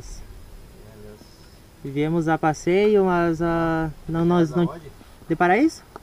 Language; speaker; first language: Portuguese; native; Portuguese